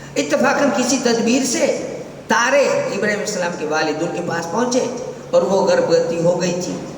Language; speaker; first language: Urdu; non-native, local second language; Gujarati